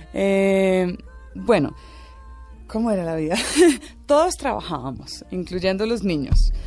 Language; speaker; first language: Spanish; native; Spanish